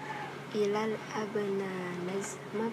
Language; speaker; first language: Arabic; non-native, learner; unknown